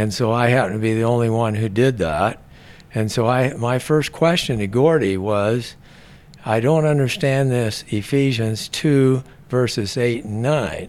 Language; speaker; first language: English; native; English